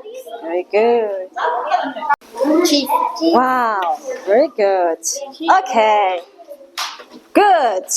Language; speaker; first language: English; non-native, learner; Mongolian